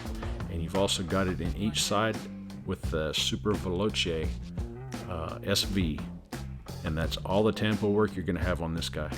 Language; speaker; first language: English; native; English